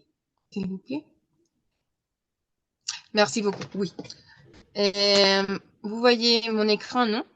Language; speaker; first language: French; non-native, learner; Spanish